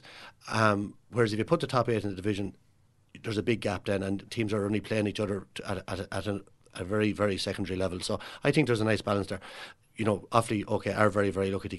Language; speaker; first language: English; native; English